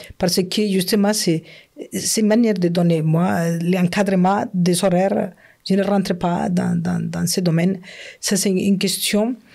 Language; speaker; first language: French; non-native, fluent; Spanish